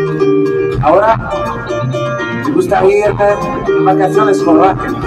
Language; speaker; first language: Spanish; non-native, fluent; French